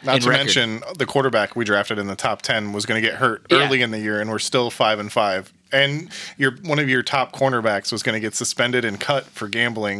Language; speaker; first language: English; native; English